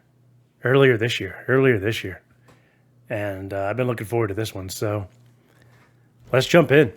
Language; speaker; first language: English; native; English